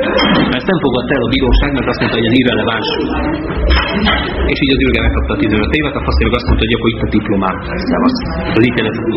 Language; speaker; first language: Hungarian; native; Hungarian